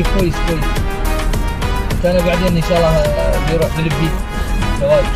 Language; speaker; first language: Arabic; non-native, learner; Filipino